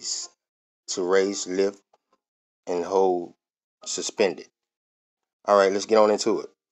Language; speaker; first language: English; native; English